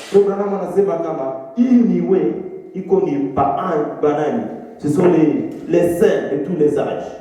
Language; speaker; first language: French; non-native, local second language; Swahili